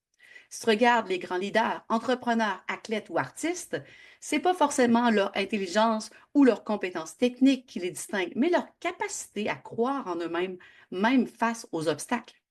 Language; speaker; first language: French; native; French